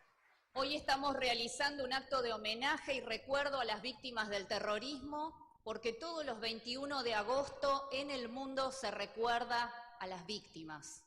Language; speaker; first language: Spanish; native; Spanish